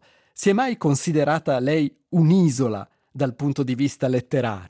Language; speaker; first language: Italian; native; Italian